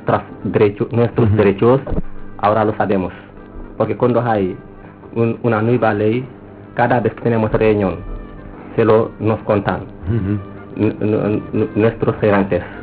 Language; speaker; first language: Spanish; non-native, learner; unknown